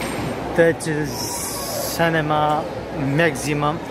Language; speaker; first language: English; non-native, fluent; Pashto